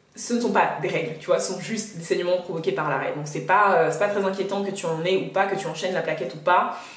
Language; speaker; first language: French; native; French